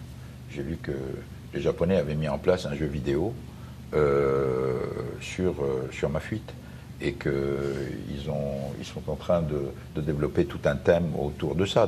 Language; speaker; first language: French; non-native, local second language; Arabic